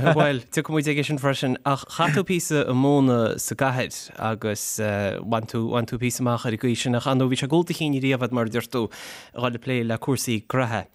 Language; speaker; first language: Irish; native; Irish